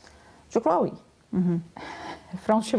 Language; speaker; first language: French; non-native, learner; Arabic